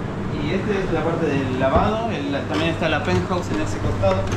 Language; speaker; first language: Spanish; native; Spanish